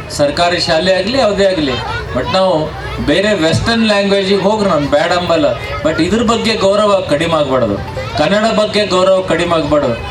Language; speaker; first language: Kannada; native; Kannada